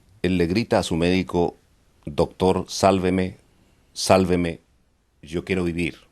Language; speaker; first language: Spanish; native; Spanish